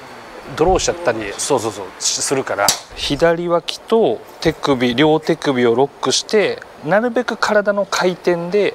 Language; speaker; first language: Japanese; native; Japanese